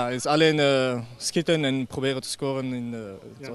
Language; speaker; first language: Dutch; non-native, learner; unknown